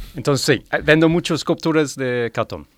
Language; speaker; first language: Spanish; non-native, learner; English